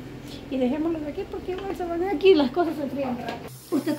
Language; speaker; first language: Spanish; native; Spanish